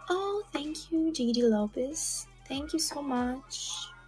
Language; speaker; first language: English; non-native, fluent; Russian